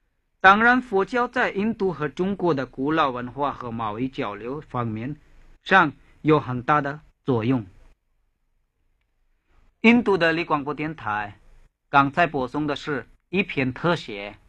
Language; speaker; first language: Chinese; non-native, fluent; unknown